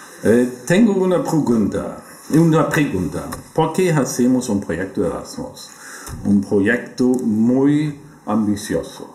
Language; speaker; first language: Spanish; non-native, learner; German